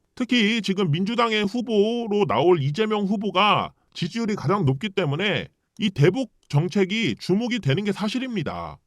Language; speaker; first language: Korean; early bilingual, heritage; Korean